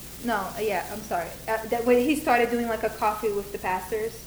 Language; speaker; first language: English; non-native, fluent; Portuguese